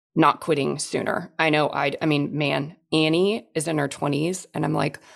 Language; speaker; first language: English; native; English